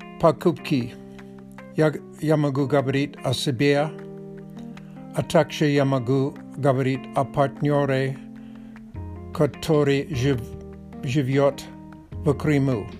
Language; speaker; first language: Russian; non-native, learner; English